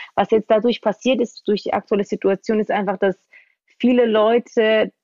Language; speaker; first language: German; early bilingual, other home language; Georgian